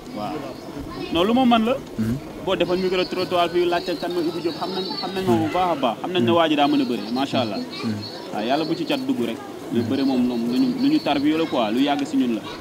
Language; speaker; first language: Wolof; non-native, local second language; Serer